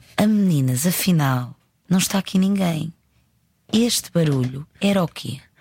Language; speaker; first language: Portuguese; native; Portuguese